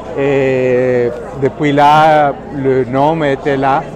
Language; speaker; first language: French; non-native, learner; Spanish